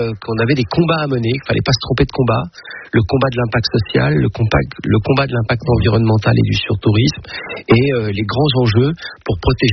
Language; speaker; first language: French; native; French